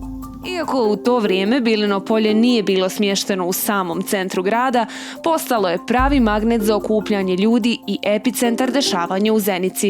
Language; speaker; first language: Bosnian; native; Bosnian